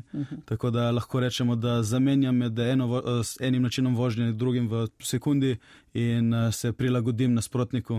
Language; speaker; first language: Slovenian; native; Slovenian